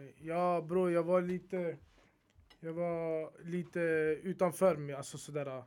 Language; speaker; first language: Swedish; early bilingual, other home language; Arabic